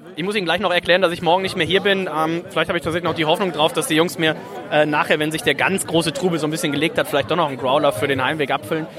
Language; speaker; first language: German; native; German